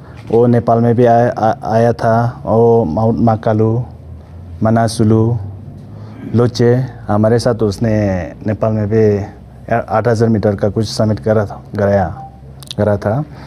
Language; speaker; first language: Hindi; non-native, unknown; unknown